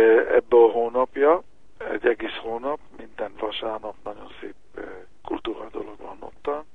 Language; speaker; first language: Hungarian; early bilingual, heritage; Hebrew